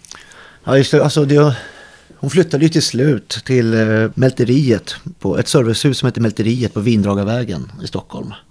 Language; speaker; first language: Swedish; native; Swedish